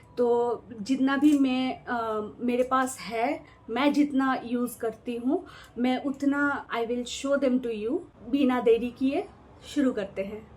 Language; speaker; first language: Hindi; non-native, local second language; Bangla